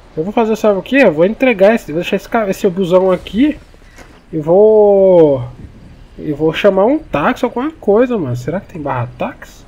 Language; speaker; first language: Portuguese; native; Portuguese